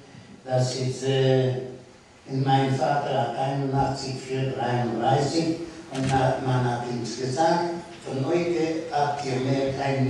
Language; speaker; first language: German; non-native, learner; Yiddish